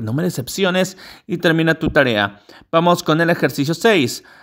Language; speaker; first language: Spanish; native; Spanish